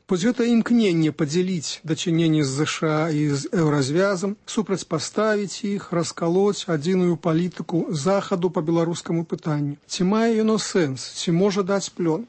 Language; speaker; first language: Belarusian; native; Belarusian